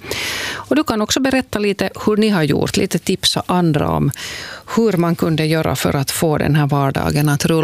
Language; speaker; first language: Swedish; native; Swedish